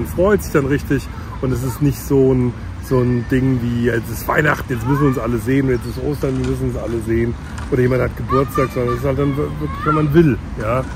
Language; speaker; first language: German; native; German